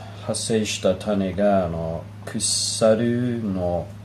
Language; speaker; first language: Japanese; non-native, learner; English